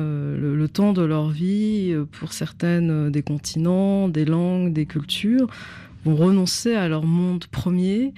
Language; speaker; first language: French; native; French